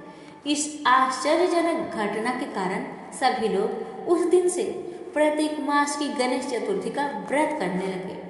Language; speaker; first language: Hindi; native; Hindi